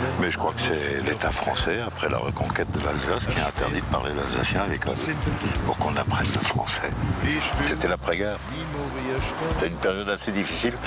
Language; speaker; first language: French; native; French